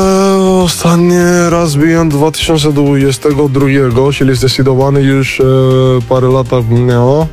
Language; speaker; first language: Polish; non-native, learner; Spanish